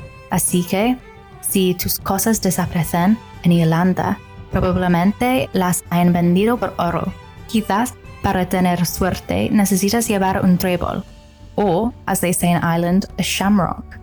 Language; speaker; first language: Spanish; non-native, fluent; English